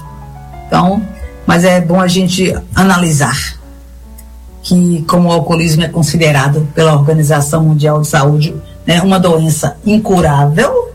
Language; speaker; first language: Portuguese; native; Portuguese